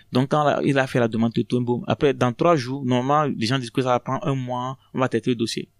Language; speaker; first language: French; non-native, local second language; Ewe